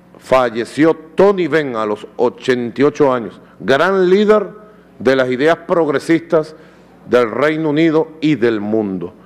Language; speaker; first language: Spanish; native; Spanish